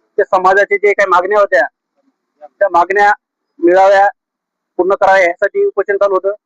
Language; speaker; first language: Marathi; non-native, local second language; Lambadi